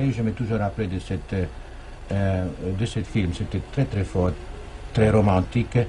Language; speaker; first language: French; non-native, fluent; German